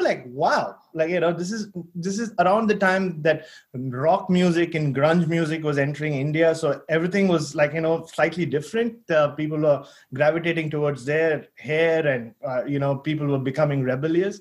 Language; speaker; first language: English; non-native, local second language; Tamil